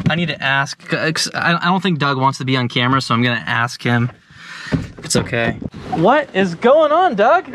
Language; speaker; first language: English; native; English